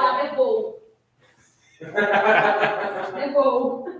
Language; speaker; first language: Portuguese; native; Portuguese